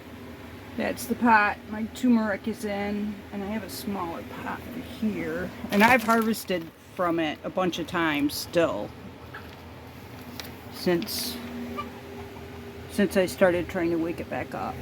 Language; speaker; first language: English; native; English